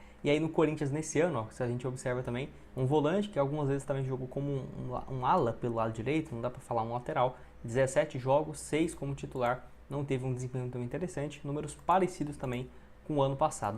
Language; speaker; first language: Portuguese; native; Portuguese